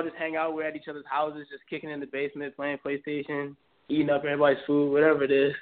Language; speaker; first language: English; native; English